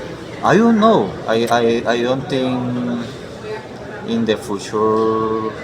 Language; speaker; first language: English; non-native, learner; Spanish